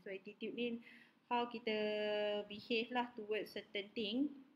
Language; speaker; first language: English; non-native, local second language; Malay